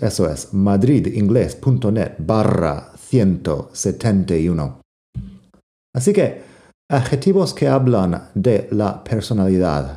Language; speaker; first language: Spanish; non-native, fluent; English